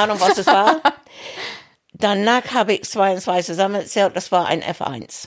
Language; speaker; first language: German; non-native, fluent; English